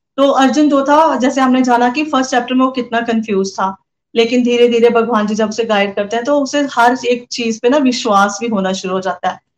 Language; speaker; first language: Hindi; non-native, local second language; Punjabi